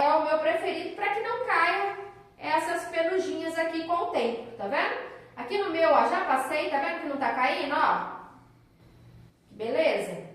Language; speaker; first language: Portuguese; native; Portuguese